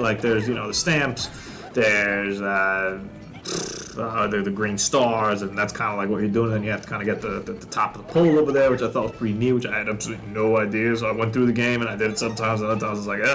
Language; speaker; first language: English; native; English